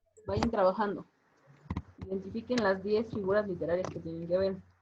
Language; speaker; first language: Spanish; native; Spanish